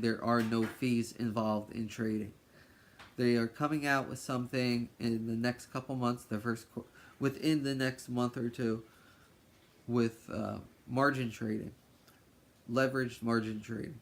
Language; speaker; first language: English; native; English